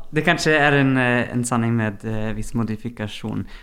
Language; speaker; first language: Norwegian; non-native, fluent; German